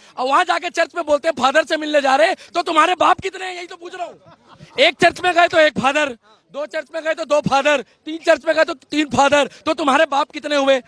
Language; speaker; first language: Hindi; native; Hindi